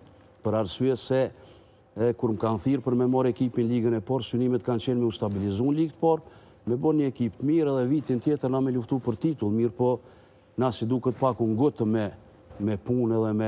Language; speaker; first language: Albanian; native; Albanian